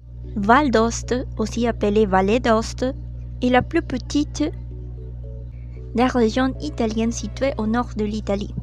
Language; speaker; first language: French; non-native, learner; Spanish